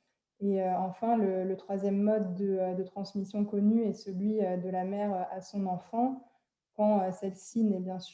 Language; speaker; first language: French; native; French